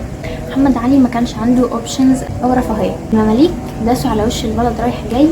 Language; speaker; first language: Arabic; native; Arabic